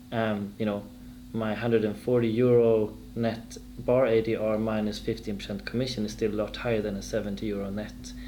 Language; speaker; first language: English; non-native, fluent; Swedish